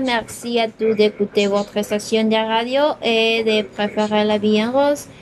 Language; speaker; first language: French; non-native, learner; Spanish